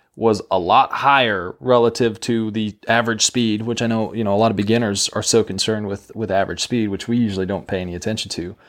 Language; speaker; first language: English; native; English